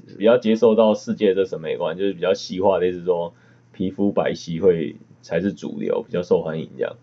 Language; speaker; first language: Chinese; native; Chinese